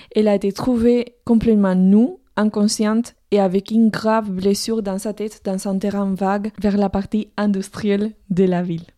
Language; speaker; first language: French; non-native, fluent; Spanish